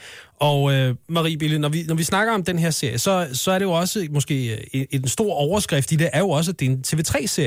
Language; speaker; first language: Danish; native; Danish